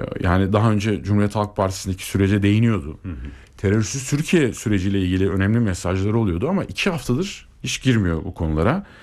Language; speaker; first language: Turkish; native; Turkish